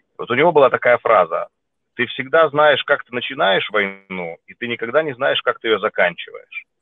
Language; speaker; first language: Russian; native; Russian